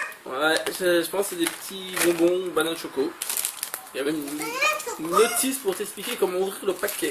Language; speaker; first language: French; native; French